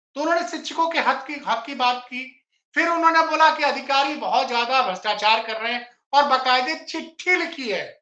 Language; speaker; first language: Hindi; native; Hindi